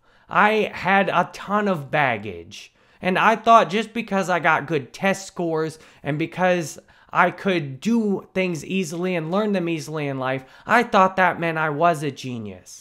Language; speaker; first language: English; native; English